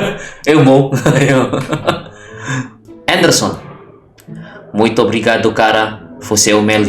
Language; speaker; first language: Portuguese; non-native, learner; Indonesian